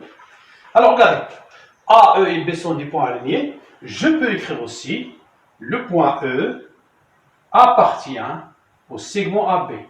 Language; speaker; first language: French; non-native, local second language; Arabic